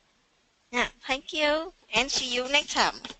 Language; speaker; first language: English; non-native, learner; Vietnamese